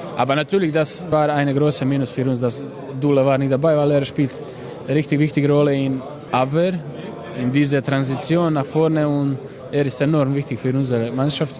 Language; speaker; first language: German; non-native, fluent; Croatian